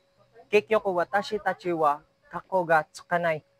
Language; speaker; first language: Japanese; non-native, learner; Filipino